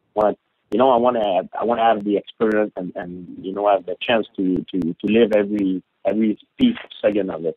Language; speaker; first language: English; non-native, fluent; French